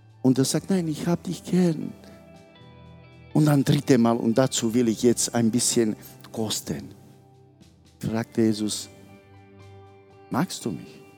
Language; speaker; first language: German; non-native, fluent; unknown